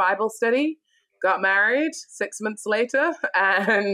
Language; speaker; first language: English; native; English